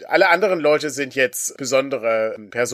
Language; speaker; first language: German; native; German